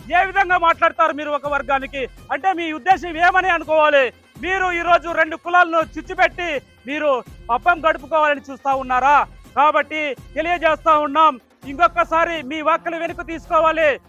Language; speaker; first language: Telugu; non-native, local second language; Lambadi